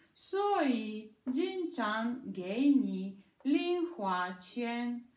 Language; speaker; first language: Chinese; non-native, learner; Bulgarian